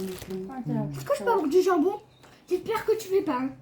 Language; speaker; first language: French; native; French